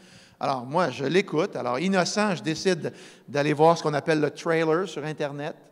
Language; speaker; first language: French; native; French